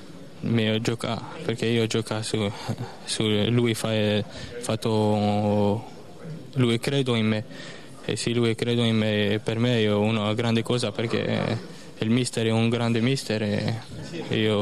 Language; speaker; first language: Italian; non-native, learner; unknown